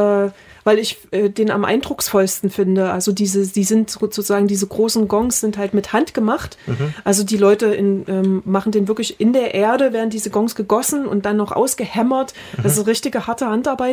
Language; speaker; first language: German; native; German